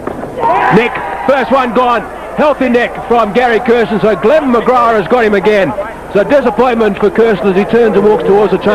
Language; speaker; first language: English; native; English